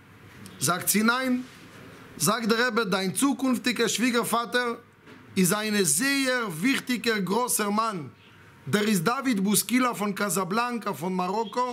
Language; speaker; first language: German; non-native, fluent; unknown